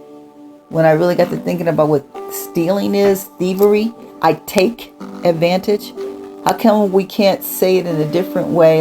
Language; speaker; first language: English; native; English